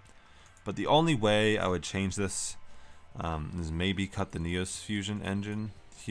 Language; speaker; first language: English; native; English